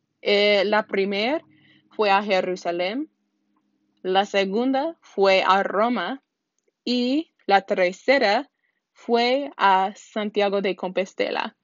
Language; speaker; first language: Spanish; non-native, learner; English